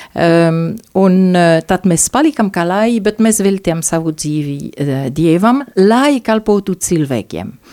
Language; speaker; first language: Latvian; non-native, fluent; French